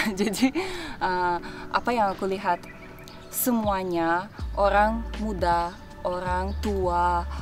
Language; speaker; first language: Indonesian; non-native, fluent; Russian